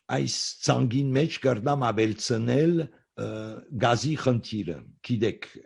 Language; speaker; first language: Armenian; early bilingual, heritage; Armenian